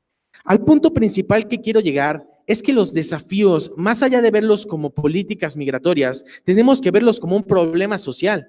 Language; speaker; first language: Spanish; native; Spanish